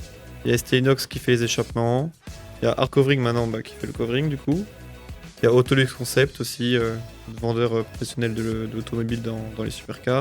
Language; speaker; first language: French; native; French